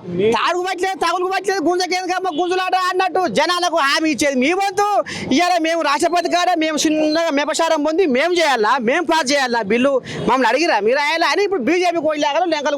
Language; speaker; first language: Telugu; native; Telugu